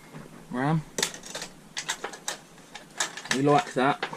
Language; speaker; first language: English; native; English